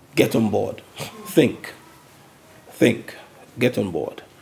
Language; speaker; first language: English; non-native, local second language; Yoruba